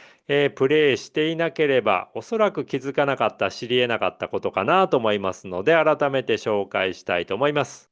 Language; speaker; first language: Japanese; native; Japanese